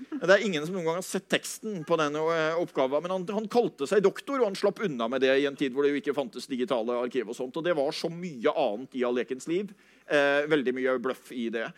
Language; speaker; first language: Norwegian; native; Norwegian